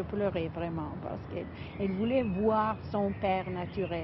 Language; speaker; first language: French; non-native, fluent; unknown